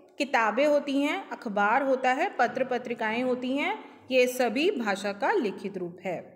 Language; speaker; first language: Hindi; native; Hindi